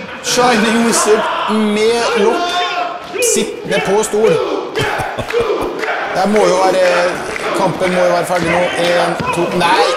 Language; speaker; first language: Norwegian; native; Norwegian